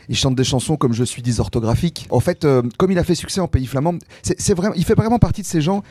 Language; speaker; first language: French; native; French